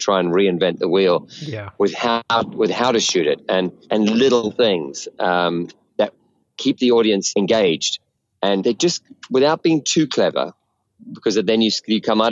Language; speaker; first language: English; native; English